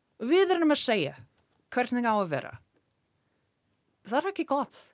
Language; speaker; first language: Icelandic; non-native, learner; English